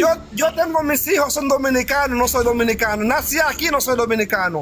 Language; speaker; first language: Spanish; native; Spanish